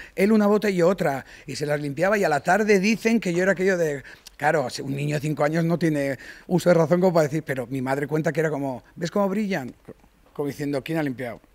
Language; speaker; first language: Spanish; native; Spanish